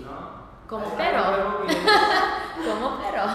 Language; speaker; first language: Spanish; non-native, learner; English